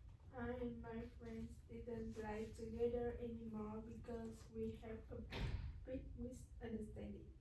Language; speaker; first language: English; non-native, learner; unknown